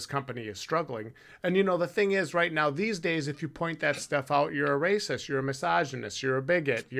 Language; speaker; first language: English; native; English